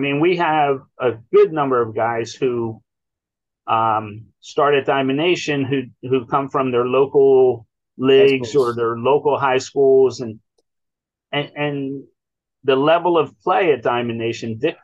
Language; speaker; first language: English; native; English